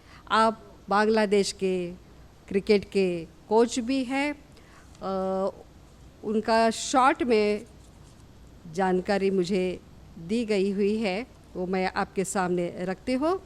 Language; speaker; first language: Hindi; native; Hindi